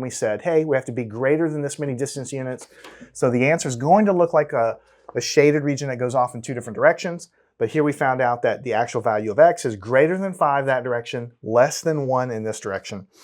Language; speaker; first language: English; native; English